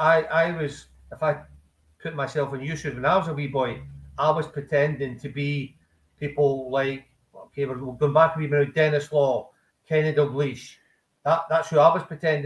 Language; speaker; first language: English; native; English